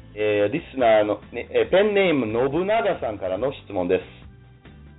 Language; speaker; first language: Japanese; non-native, fluent; English